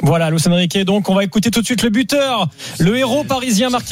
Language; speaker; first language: French; native; French